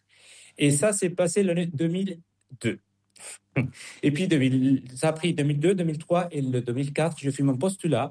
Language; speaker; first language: French; non-native, fluent; Spanish